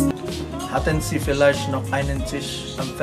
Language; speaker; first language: German; non-native, learner; Filipino